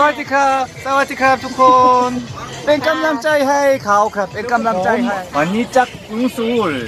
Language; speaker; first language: Thai; non-native, learner; Korean